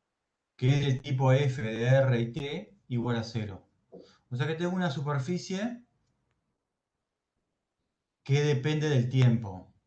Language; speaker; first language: Spanish; native; Spanish